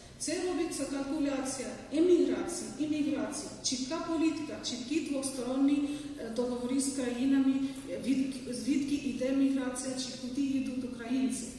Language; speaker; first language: Ukrainian; non-native, fluent; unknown